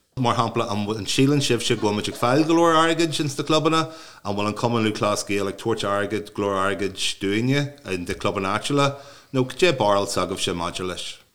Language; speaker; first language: Irish; non-native, local second language; English